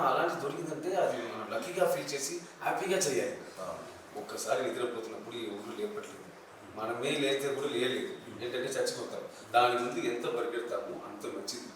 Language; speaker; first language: Telugu; non-native, learner; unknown